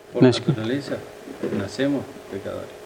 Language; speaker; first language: Spanish; native; Spanish